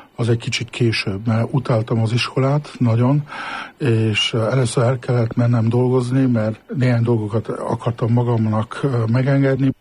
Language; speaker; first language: Hungarian; early bilingual, heritage; Hungarian